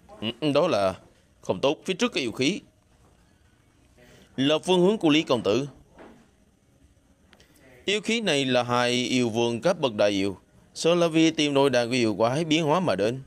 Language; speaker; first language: Vietnamese; native; Vietnamese